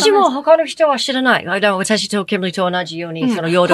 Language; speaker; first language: Japanese; non-native, fluent; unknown